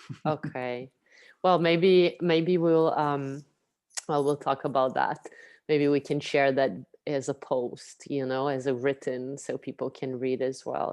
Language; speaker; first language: English; non-native, fluent; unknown